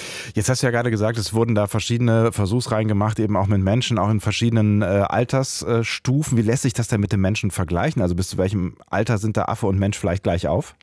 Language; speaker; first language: German; native; German